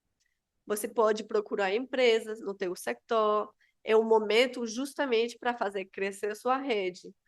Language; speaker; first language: Portuguese; non-native, fluent; Spanish